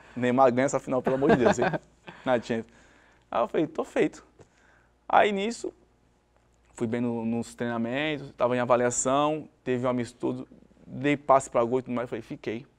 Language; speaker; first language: Portuguese; native; Portuguese